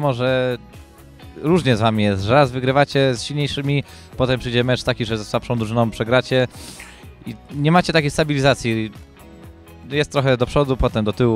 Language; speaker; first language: Polish; native; Polish